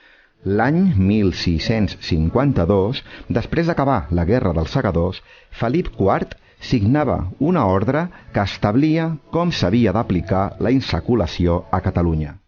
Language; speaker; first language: Catalan; native; Catalan